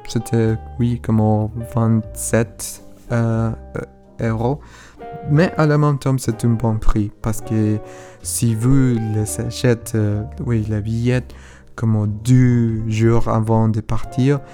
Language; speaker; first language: French; non-native, learner; Spanish